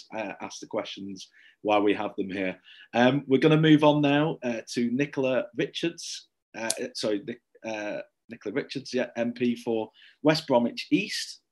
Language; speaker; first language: English; native; English